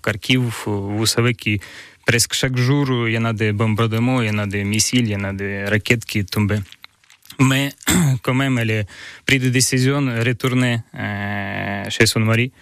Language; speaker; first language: French; non-native, learner; Ukrainian